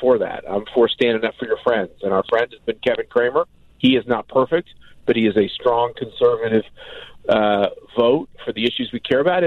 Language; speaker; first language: English; native; English